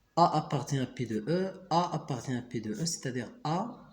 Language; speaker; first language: French; non-native, local second language; Arabic